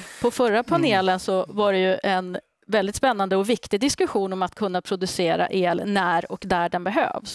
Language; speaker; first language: Swedish; native; Swedish